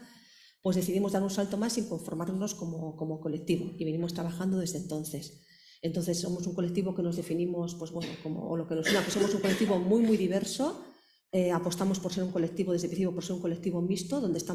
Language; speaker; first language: Spanish; native; Spanish